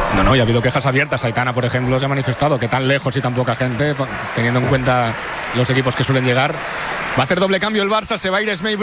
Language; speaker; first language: Spanish; native; Spanish